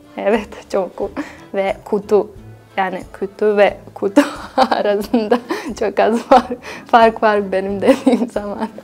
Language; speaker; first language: Turkish; non-native, fluent; Bosnian